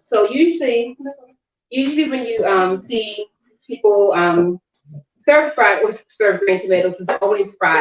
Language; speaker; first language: English; native; English